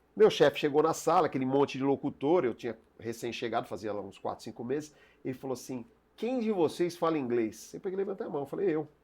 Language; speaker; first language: Portuguese; native; Portuguese